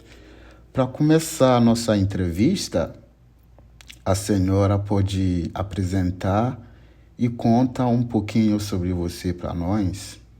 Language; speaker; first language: Portuguese; non-native, learner; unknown